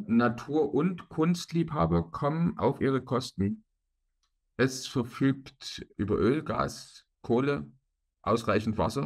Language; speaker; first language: German; native; German